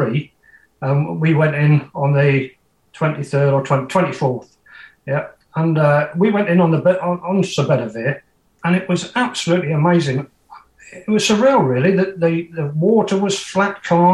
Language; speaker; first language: English; native; English